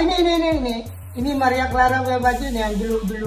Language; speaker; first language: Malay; non-native, local second language; Filipino